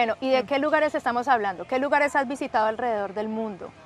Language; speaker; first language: Spanish; native; Spanish